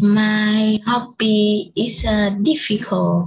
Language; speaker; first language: English; non-native, learner; Vietnamese